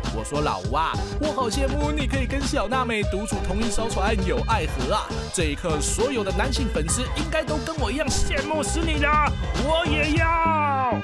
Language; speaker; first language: Chinese; native; Chinese